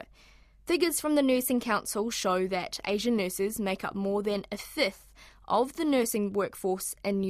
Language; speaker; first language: English; native; English